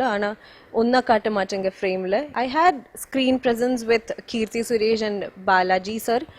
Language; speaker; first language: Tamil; non-native, learner; Malayalam